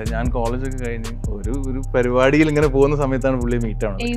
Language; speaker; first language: Malayalam; native; Malayalam